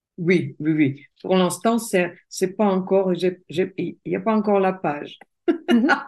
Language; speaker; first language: French; non-native, fluent; Russian